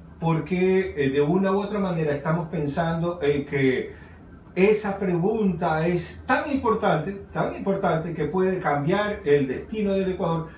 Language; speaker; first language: Spanish; native; Spanish